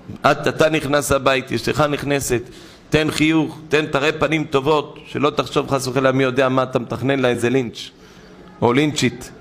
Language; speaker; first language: Hebrew; native; Hebrew